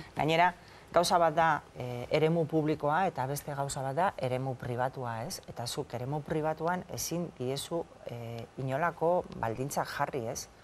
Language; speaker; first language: Basque; non-native, local second language; Spanish